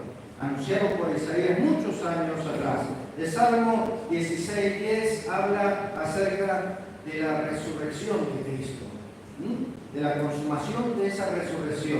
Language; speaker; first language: Spanish; native; Spanish